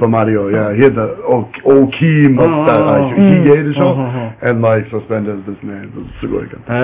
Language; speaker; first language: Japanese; non-native, learner; English